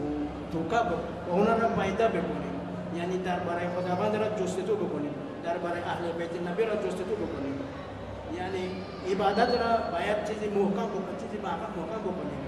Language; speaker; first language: Persian; non-native, learner; Malagasy